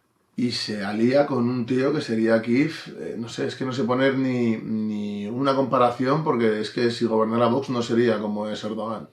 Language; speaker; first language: Spanish; native; Spanish